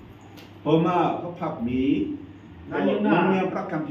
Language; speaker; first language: Thai; non-native, learner; Korean